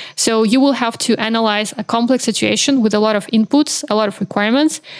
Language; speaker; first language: English; non-native, fluent; Belarusian